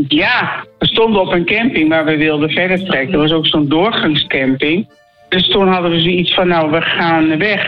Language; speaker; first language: Dutch; native; Dutch